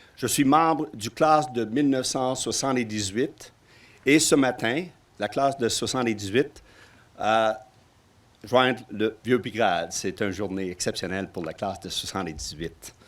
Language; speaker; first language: French; non-native, learner; English